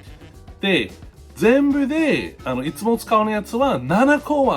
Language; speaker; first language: Japanese; non-native, fluent; English